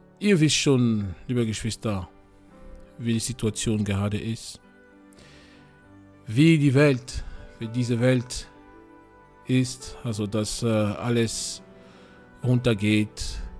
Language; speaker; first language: German; non-native, fluent; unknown